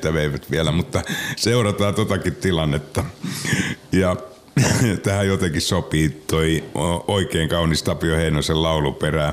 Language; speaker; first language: Finnish; native; Finnish